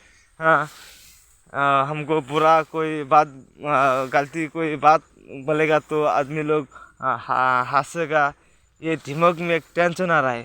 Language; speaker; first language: Hindi; non-native, local second language; Bangla